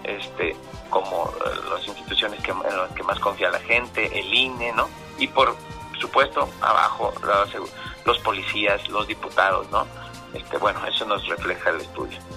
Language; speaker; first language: Spanish; native; Spanish